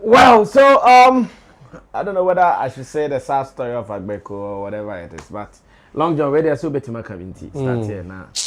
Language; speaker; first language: English; non-native, local second language; Akan